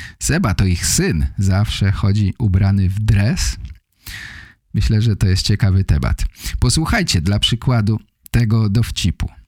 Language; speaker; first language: Polish; native; Polish